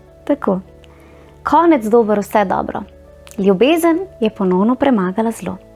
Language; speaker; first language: Slovenian; native; Slovenian